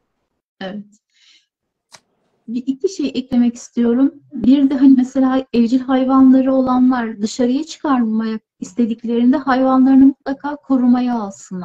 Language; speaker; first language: Turkish; native; Turkish